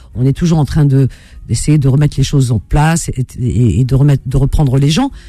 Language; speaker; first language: French; native; French